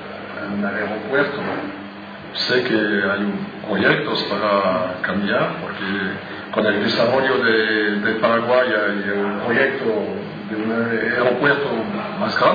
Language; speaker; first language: Spanish; non-native, fluent; French